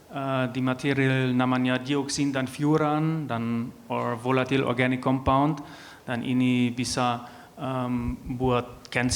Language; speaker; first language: Indonesian; non-native, learner; German